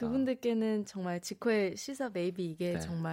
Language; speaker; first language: Korean; native; Korean